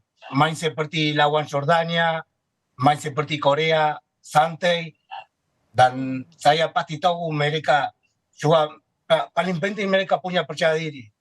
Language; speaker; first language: Indonesian; non-native, fluent; Spanish